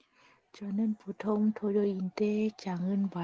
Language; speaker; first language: Korean; non-native, learner; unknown